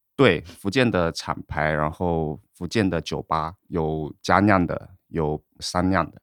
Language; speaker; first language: Chinese; native; Chinese